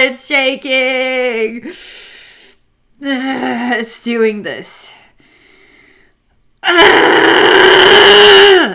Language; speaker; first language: English; native; English